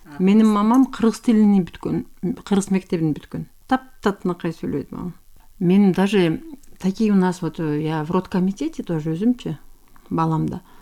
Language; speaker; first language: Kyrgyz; non-native, local second language; Turkish